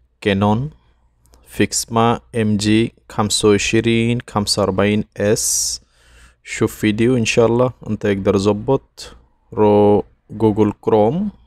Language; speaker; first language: Arabic; non-native, learner; Bangla